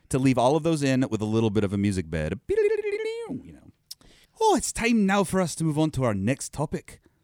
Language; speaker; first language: English; native; English